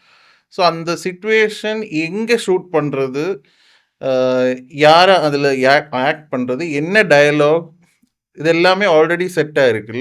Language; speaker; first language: Tamil; non-native, fluent; Malayalam